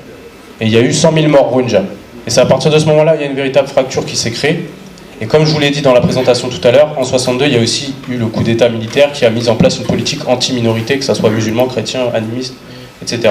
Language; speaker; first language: French; native; French